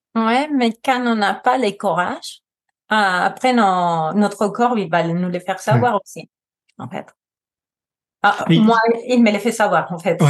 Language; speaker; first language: French; non-native, fluent; Spanish